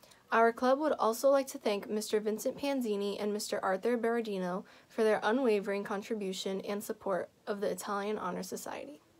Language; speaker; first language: English; native; English